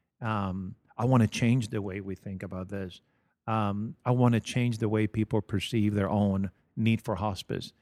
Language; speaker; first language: English; non-native, fluent; Spanish